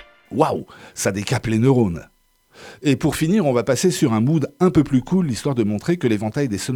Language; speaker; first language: French; native; French